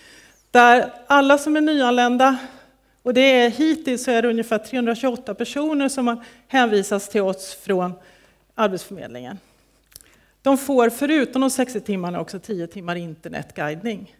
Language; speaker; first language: Swedish; native; Swedish